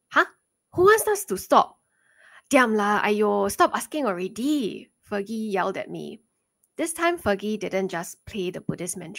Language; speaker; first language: English; early bilingual, other home language; Chinese